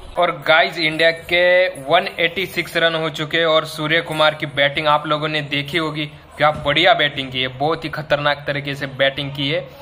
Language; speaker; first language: Hindi; non-native, local second language; Marathi